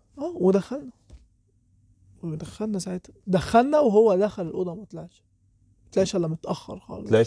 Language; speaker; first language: Arabic; native; Arabic